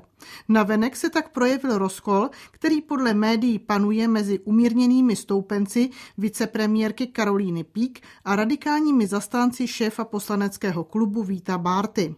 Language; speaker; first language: Czech; native; Czech